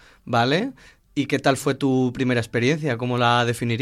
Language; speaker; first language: Spanish; native; Spanish